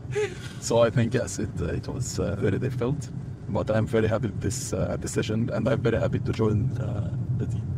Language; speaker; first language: English; non-native, fluent; Arabic